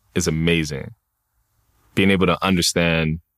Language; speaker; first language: English; native; English